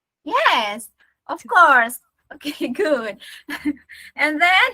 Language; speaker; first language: English; non-native, learner; Indonesian